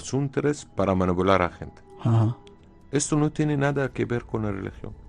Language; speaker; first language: Spanish; non-native, fluent; Arabic